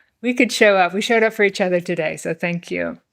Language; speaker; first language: English; native; English